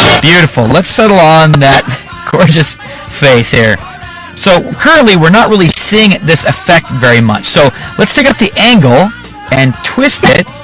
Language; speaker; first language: English; native; English